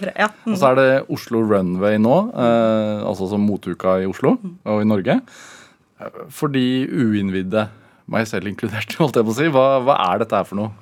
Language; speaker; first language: Norwegian; native; Norwegian